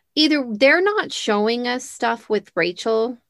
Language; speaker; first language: English; native; English